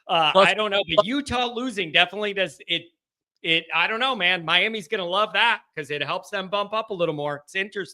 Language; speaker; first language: English; native; English